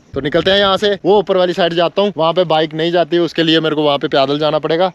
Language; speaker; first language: Hindi; native; Hindi